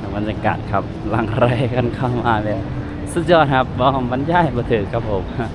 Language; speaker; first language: Thai; non-native, local second language; Northeastern Thai